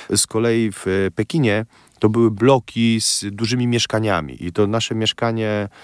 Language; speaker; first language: Polish; native; Polish